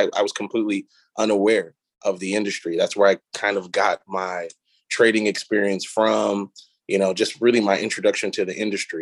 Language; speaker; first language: English; native; English